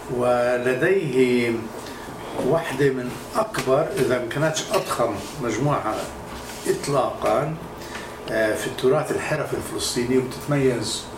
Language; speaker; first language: Arabic; native; Arabic